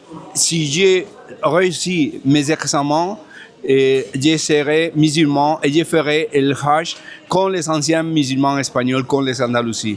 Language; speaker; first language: French; non-native, fluent; Spanish